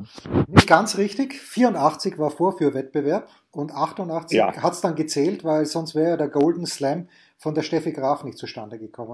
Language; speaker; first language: German; native; German